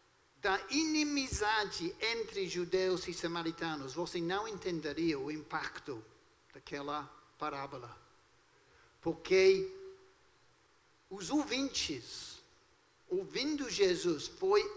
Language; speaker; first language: Portuguese; non-native, fluent; English